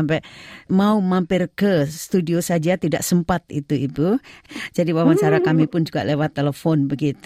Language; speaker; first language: Indonesian; native; Indonesian